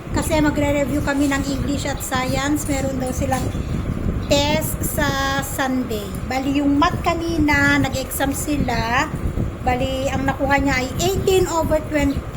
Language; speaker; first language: Filipino; native; Filipino